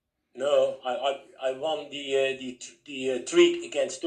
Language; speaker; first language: English; non-native, fluent; Dutch